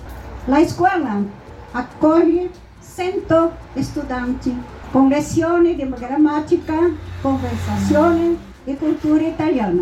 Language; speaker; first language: Italian; non-native, fluent; Portuguese